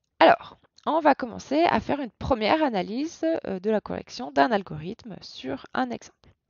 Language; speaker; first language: French; native; French